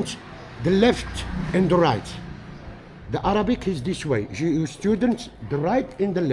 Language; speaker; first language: English; non-native, learner; Arabic